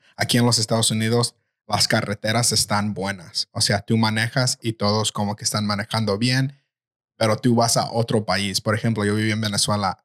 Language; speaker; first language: Spanish; early bilingual, heritage; Spanish